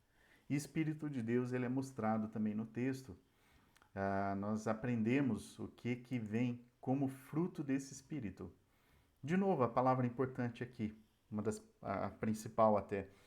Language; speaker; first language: Portuguese; native; Portuguese